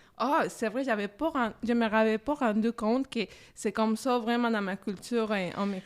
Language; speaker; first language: French; non-native, fluent; Spanish